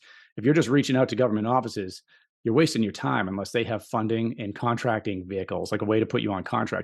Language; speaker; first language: English; native; English